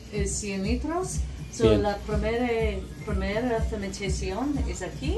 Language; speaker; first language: Spanish; non-native, learner; English